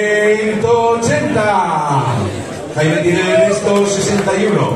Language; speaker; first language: Spanish; native; Spanish